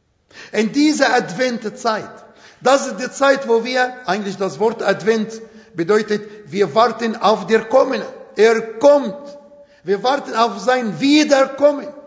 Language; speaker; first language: German; non-native, fluent; Arabic